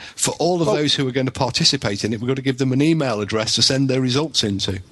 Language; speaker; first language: English; native; English